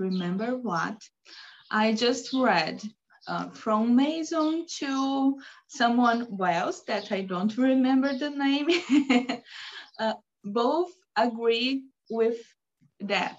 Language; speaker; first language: English; non-native, learner; Portuguese